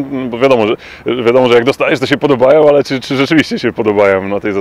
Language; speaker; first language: Polish; native; Polish